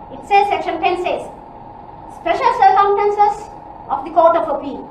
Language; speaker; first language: English; non-native, local second language; Sinhala